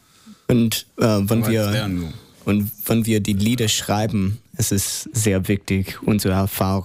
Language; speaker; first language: German; non-native, learner; English